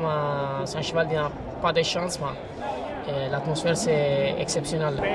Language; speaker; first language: French; non-native, fluent; Italian